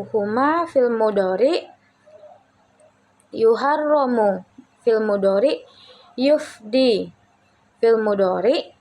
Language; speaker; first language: Arabic; non-native, learner; Indonesian